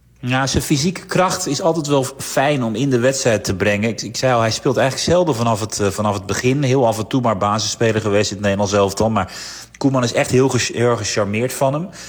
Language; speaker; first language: Dutch; early bilingual, other home language; Turkish